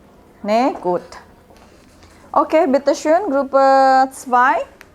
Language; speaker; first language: German; non-native, learner; Indonesian